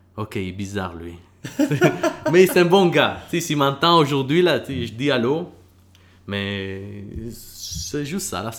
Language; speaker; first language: French; early bilingual, other home language; Spanish